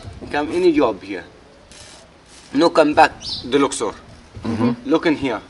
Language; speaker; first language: English; non-native, learner; Arabic